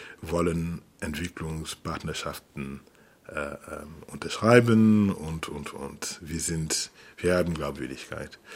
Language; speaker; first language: German; non-native, fluent; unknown